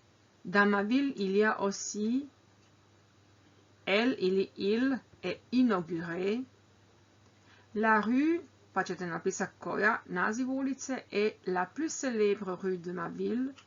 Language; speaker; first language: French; non-native, fluent; Croatian